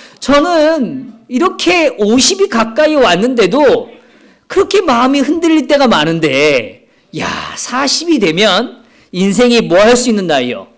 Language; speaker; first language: Korean; native; Korean